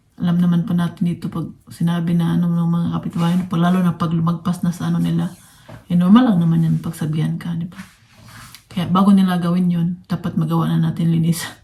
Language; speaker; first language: Filipino; non-native, local second language; Cebuano